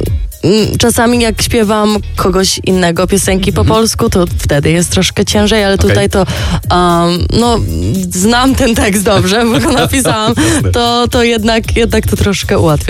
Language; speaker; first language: Polish; early bilingual, heritage; English